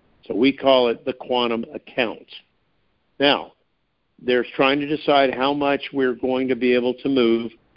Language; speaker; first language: English; native; English